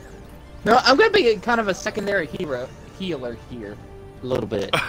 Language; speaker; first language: English; native; English